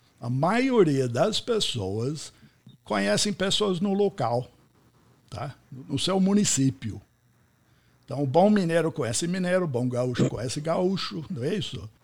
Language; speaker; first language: Portuguese; non-native, fluent; English